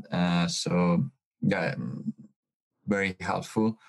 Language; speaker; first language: English; non-native, fluent; Italian